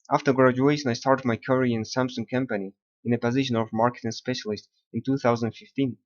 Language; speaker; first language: English; non-native, learner; Kazakh